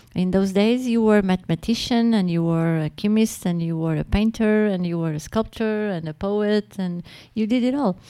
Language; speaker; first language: English; non-native, fluent; Portuguese